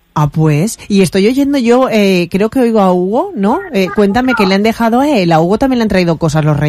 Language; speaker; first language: Spanish; native; Spanish